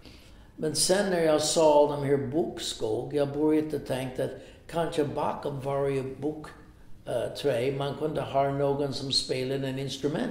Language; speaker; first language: Swedish; non-native, fluent; English